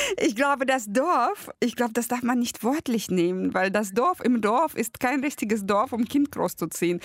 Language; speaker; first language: German; early bilingual, other home language; Russian